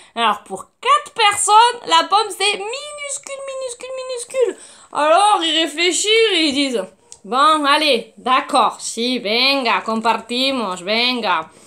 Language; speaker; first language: French; native; French